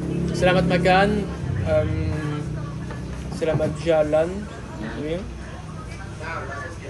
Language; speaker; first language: Indonesian; non-native, learner; French